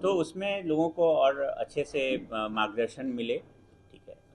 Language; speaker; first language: Hindi; native; Hindi